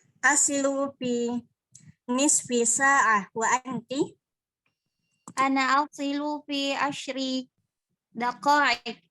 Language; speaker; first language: Arabic; non-native, learner; Indonesian